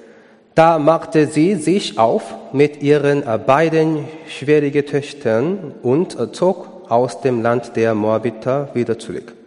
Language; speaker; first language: German; non-native, learner; Korean